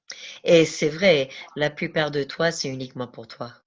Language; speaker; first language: French; native; French